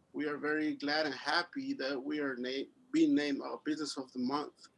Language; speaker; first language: English; early bilingual, other home language; Spanish